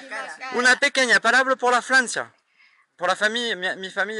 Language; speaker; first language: Spanish; non-native, learner; French